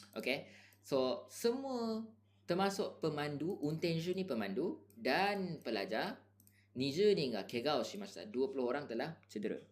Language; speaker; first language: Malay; native; Malay